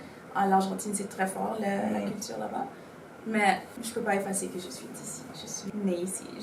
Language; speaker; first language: French; non-native, local second language; Spanish